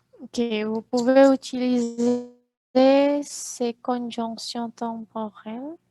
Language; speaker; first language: French; non-native, fluent; Indonesian